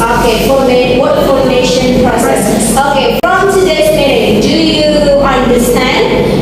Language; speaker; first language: English; non-native, fluent; Indonesian